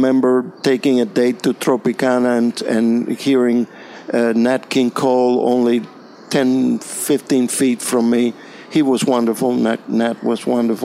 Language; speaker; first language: English; non-native, fluent; Spanish